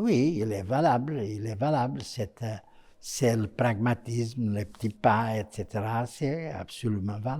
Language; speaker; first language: French; non-native, fluent; Portuguese